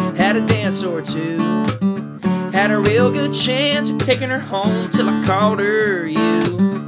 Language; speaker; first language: English; native; English